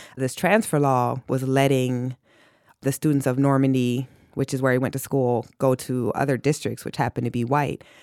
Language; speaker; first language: English; native; English